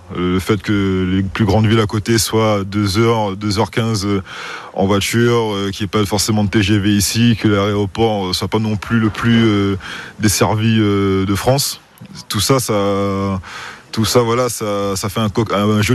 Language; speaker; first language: French; native; French